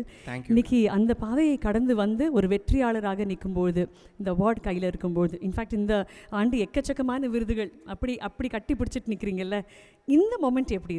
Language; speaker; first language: Tamil; native; Tamil